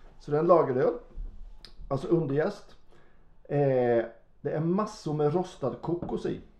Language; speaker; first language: Swedish; native; Swedish